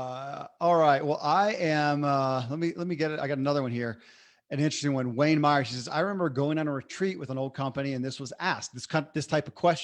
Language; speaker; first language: English; native; English